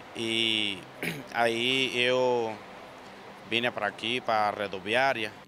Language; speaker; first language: Portuguese; non-native, learner; Spanish